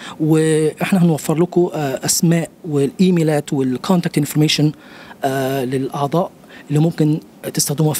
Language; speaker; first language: Arabic; native; Arabic